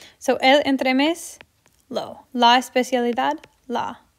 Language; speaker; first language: Spanish; non-native, fluent; English